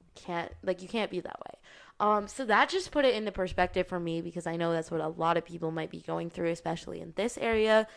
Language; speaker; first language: English; native; English